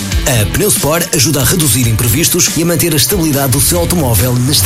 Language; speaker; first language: Portuguese; native; Portuguese